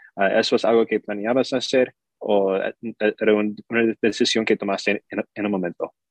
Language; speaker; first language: Spanish; early bilingual, heritage; Spanish